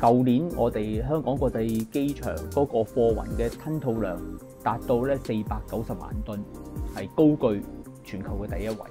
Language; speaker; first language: Cantonese; native; Cantonese